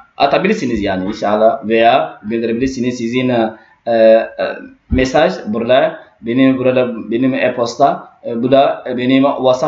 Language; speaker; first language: Turkish; non-native, learner; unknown